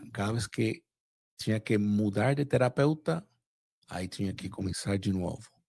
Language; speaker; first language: Portuguese; non-native, fluent; Spanish